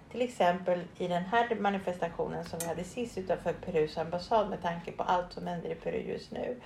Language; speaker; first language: Swedish; early bilingual, other home language; Spanish